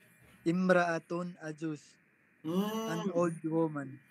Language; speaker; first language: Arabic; non-native, learner; Filipino